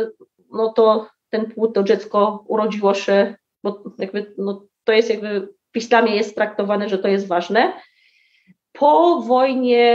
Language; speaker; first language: Polish; early bilingual, heritage; Arabic